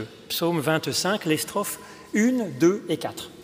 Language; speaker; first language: French; native; French